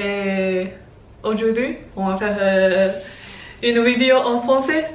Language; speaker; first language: French; non-native, learner; Chinese